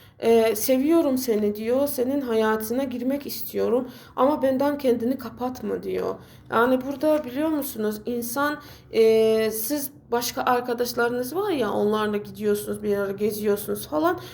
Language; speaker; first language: Turkish; non-native, fluent; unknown